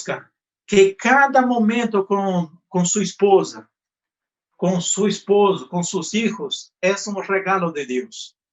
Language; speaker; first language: Spanish; non-native, fluent; Portuguese